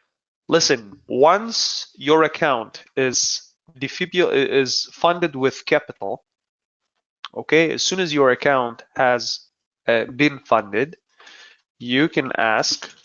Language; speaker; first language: English; non-native, fluent; Hebrew